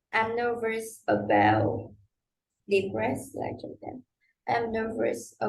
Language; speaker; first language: English; non-native, learner; Vietnamese